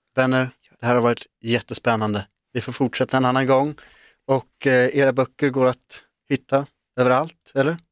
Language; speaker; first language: Swedish; native; Swedish